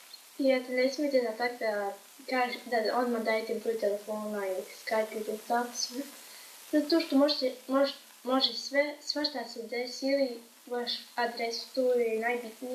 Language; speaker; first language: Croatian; early bilingual, heritage; Croatian